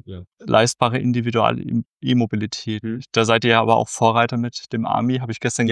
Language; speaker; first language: German; native; German